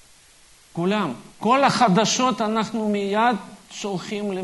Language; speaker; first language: Hebrew; non-native, fluent; Russian